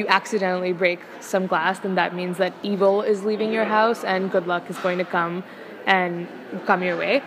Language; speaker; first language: English; non-native, local second language; Punjabi